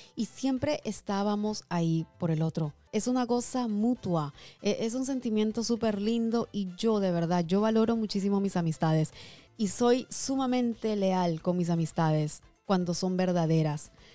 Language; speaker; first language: Spanish; early bilingual, heritage; Spanish